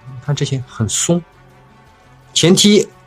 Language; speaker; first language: Chinese; native; Chinese